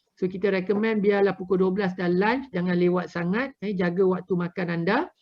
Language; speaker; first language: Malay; native; Malay